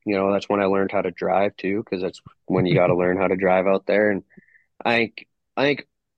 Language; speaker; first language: English; native; English